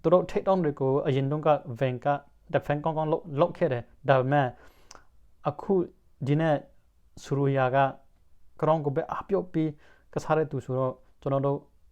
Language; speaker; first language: Burmese; non-native, local second language; Hakha Chin